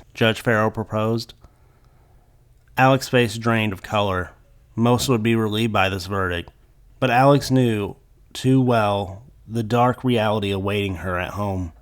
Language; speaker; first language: English; native; English